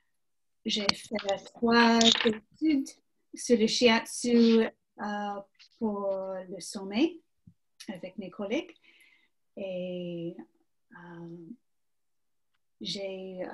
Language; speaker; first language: French; non-native, learner; English